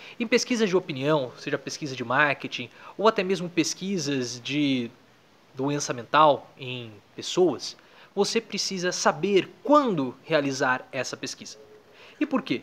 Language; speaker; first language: Portuguese; native; Portuguese